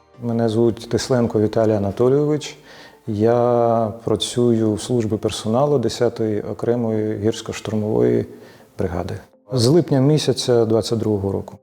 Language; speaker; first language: Ukrainian; native; Ukrainian